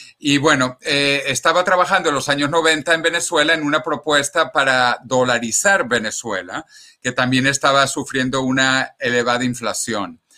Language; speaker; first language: Spanish; native; Spanish